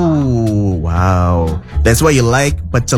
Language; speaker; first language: English; non-native, fluent; Indonesian